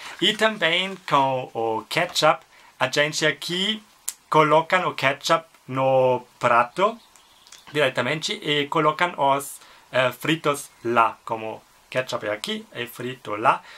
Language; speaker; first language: Portuguese; non-native, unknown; German